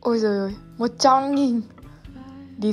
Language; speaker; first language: Vietnamese; non-native, learner; Russian